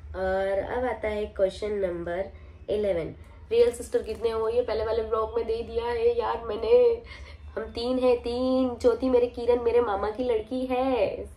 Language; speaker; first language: Hindi; non-native, local second language; Marwari